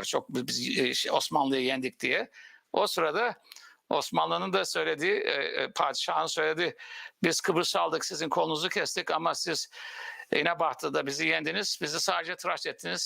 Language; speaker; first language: Turkish; native; Turkish